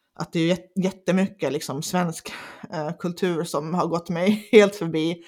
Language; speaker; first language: Swedish; non-native, local second language; Finnish